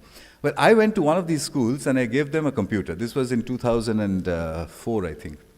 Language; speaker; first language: English; non-native, local second language; Bangla